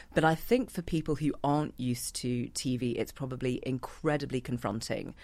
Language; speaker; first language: English; native; English